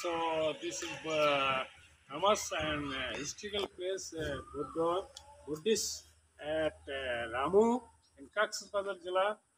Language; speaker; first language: English; non-native, learner; Bangla